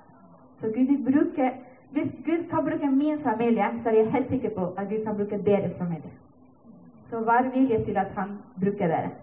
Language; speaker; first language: Norwegian; non-native, fluent; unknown